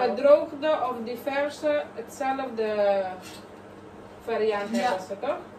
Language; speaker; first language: Dutch; non-native, local second language; Caribbean Hindustani